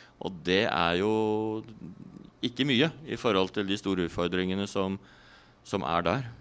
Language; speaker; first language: Norwegian; native; Norwegian